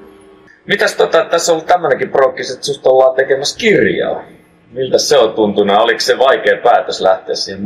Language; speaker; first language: Finnish; native; Finnish